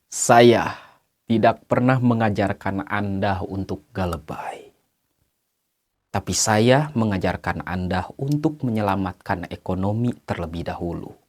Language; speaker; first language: Indonesian; native; Indonesian